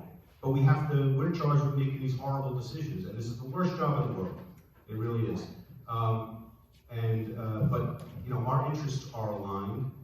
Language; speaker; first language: English; native; English